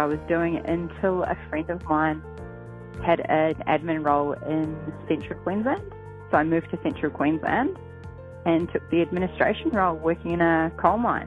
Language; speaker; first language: English; native; English